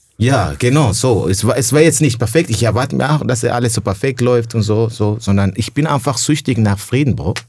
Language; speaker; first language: German; non-native, fluent; Rundi